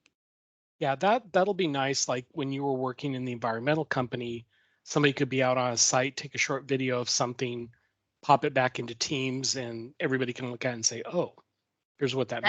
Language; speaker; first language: English; native; English